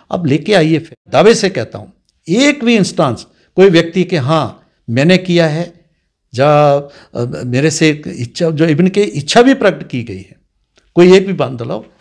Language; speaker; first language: Hindi; non-native, local second language; Dogri